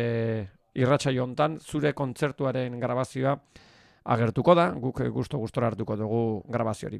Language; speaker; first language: Basque; native; Basque